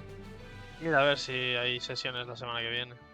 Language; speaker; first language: Spanish; native; Spanish